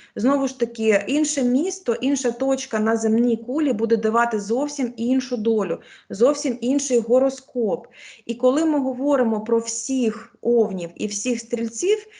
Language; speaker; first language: Ukrainian; non-native, local second language; Russian